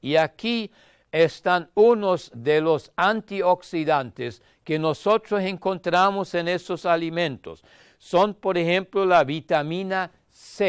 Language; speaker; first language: Spanish; non-native, fluent; German